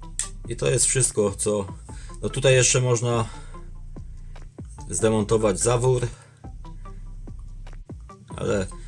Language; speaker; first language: Polish; native; Polish